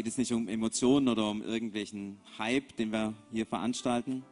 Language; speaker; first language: German; native; German